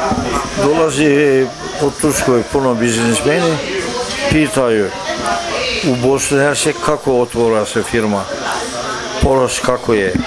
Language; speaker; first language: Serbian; early bilingual, heritage; Turkish